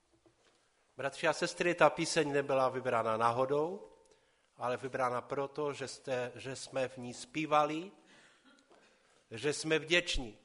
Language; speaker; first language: Czech; non-native, local second language; Polish